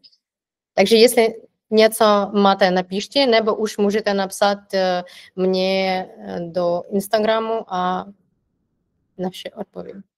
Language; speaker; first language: Czech; non-native, fluent; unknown